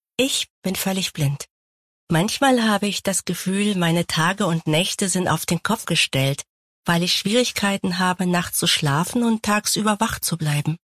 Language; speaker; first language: German; native; German